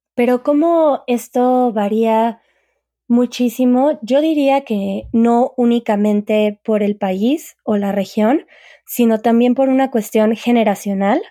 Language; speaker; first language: Spanish; native; Spanish